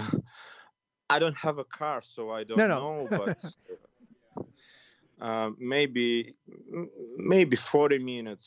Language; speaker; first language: English; non-native, fluent; Ukrainian